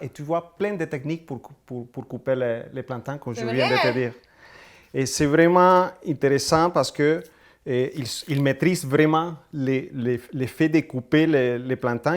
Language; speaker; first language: French; non-native, fluent; Spanish